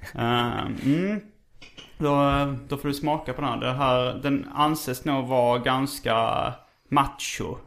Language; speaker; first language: Swedish; native; Swedish